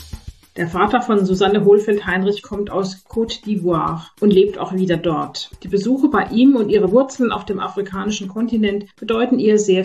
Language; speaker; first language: German; native; German